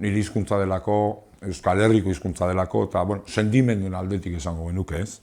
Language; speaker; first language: Basque; non-native, local second language; Spanish